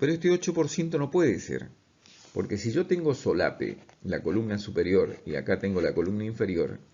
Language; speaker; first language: Spanish; native; Spanish